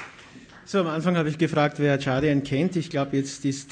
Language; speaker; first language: German; native; German